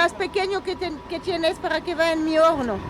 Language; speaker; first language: Spanish; non-native, learner; French